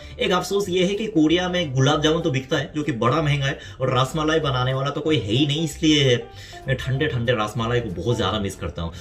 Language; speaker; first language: Hindi; non-native, fluent; Korean